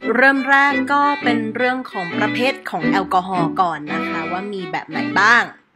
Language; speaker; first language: Thai; native; Thai